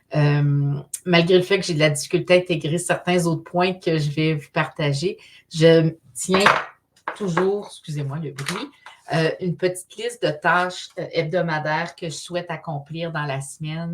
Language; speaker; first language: French; native; French